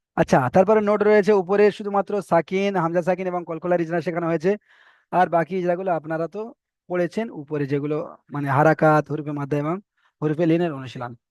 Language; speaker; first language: Bangla; native; Bangla